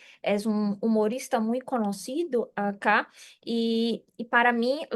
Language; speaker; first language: Spanish; non-native, fluent; Portuguese